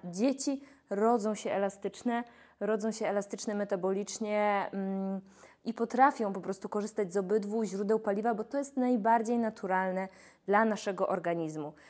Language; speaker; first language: Polish; native; Polish